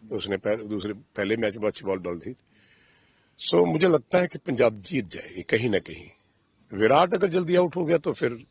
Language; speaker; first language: Hindi; non-native, local second language; Punjabi